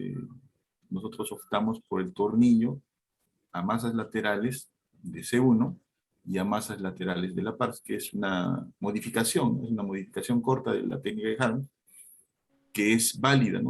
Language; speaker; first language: Spanish; native; Spanish